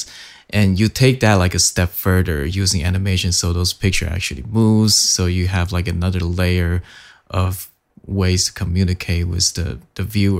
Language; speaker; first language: English; non-native, fluent; Chinese